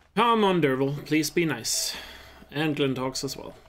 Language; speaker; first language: English; non-native, fluent; Danish